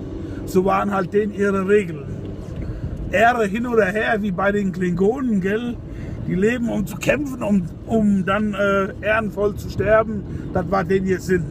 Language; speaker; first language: German; native; German